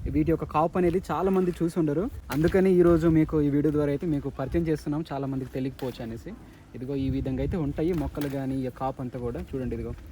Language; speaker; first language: Telugu; non-native, local second language; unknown